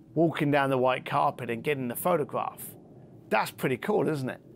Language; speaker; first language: English; native; English